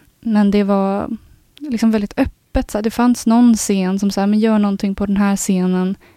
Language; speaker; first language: Swedish; native; Swedish